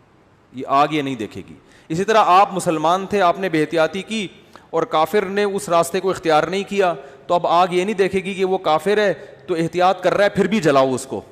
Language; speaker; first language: Urdu; native; Urdu